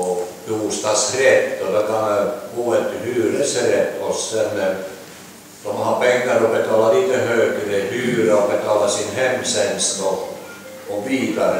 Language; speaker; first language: Swedish; non-native, learner; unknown